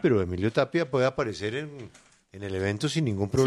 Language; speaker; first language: Spanish; native; Spanish